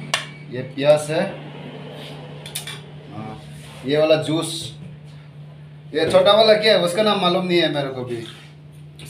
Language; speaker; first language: Hindi; non-native, local second language; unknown